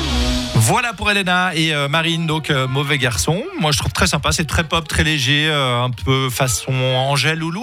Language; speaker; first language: French; native; French